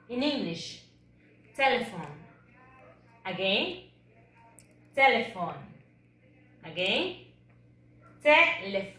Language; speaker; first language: English; non-native, learner; Spanish